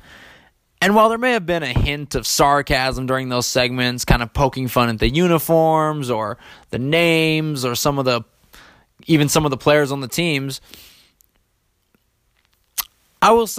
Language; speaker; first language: English; native; English